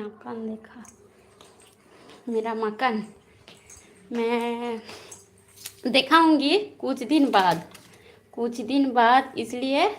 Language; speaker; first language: Hindi; non-native, local second language; Bangla